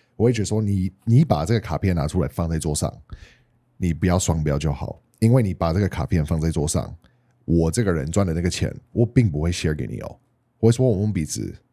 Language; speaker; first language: Chinese; non-native, fluent; English